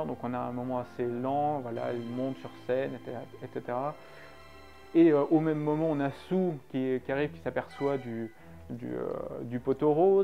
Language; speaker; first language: French; native; French